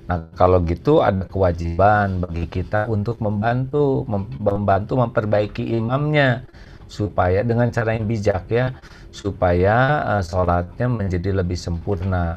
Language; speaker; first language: Indonesian; native; Indonesian